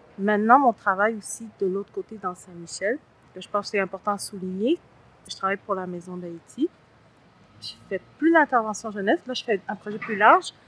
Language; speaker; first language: French; early bilingual, other home language; Spanish